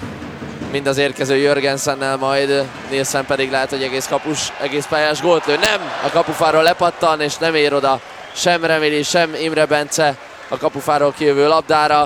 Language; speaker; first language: Hungarian; native; Hungarian